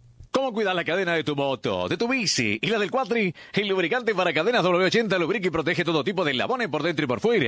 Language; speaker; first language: Spanish; native; Spanish